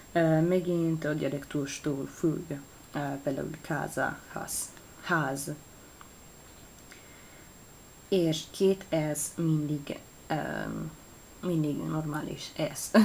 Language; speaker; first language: Hungarian; non-native, learner; Italian